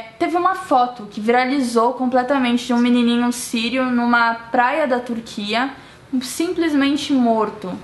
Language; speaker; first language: Portuguese; native; Portuguese